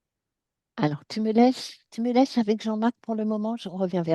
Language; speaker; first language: French; native; French